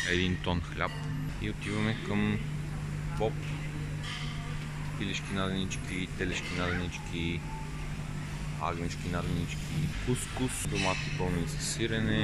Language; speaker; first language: Bulgarian; native; Bulgarian